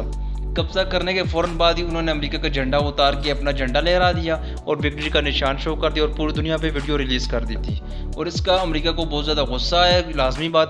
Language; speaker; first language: Hindi; non-native, local second language; Punjabi